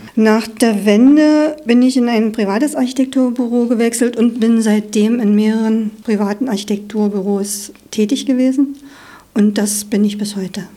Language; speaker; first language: German; native; German